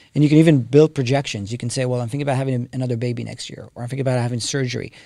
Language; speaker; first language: English; non-native, fluent; Hebrew